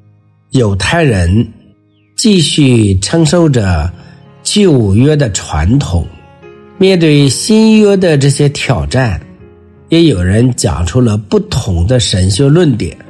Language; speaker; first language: Chinese; native; Chinese